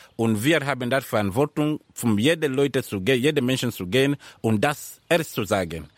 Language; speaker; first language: German; non-native, learner; Swahili